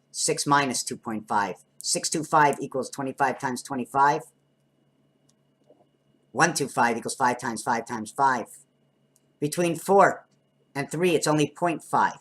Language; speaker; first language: English; native; English